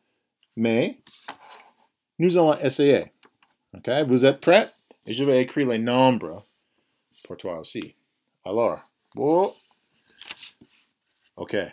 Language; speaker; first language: French; non-native, fluent; English